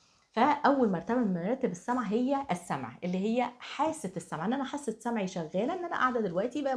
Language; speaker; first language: Arabic; native; Arabic